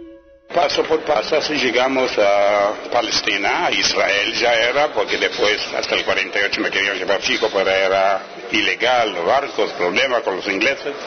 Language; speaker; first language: Spanish; non-native, fluent; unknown